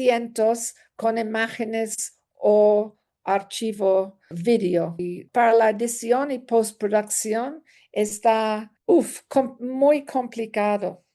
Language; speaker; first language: Spanish; non-native, learner; English